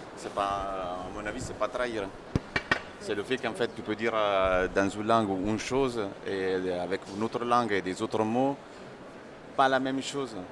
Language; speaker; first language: French; non-native, fluent; Italian